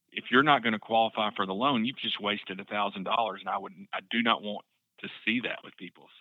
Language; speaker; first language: English; native; English